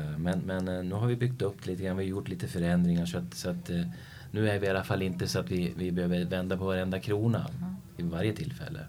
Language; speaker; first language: Swedish; native; Swedish